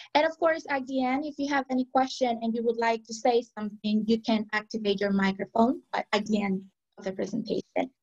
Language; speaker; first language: English; non-native, fluent; Spanish